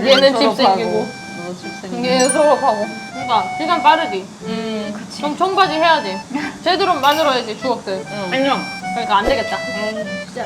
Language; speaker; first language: Korean; non-native, fluent; German